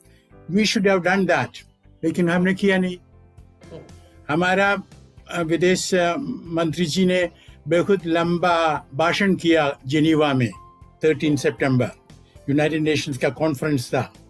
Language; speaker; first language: Hindi; non-native, fluent; Malayalam